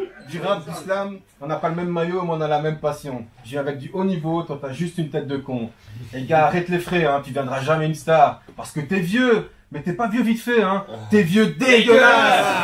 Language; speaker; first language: French; early bilingual, other home language; Turkish